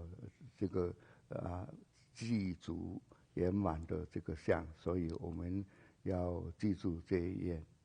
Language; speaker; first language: Chinese; native; Chinese